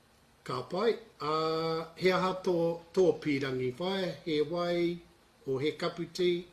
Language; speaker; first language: Māori; non-native, local second language; English